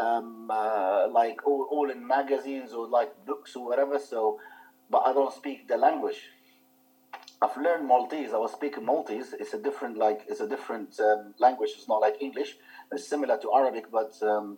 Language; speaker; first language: English; non-native, fluent; Arabic